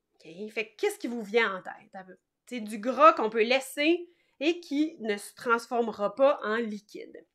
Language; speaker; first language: French; native; French